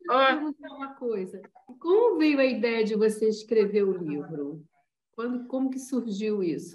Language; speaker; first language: Portuguese; native; Portuguese